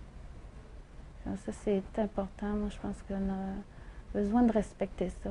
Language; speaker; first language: French; native; French